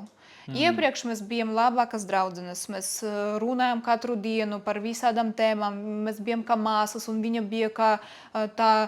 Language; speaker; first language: Latvian; non-native, local second language; Russian